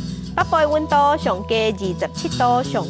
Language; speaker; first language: Chinese; native; Chinese